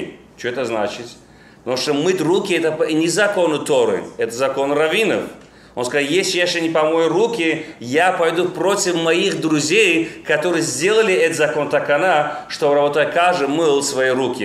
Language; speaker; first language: Russian; non-native, local second language; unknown